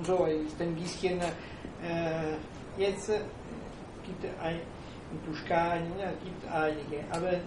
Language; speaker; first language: German; non-native, fluent; Italian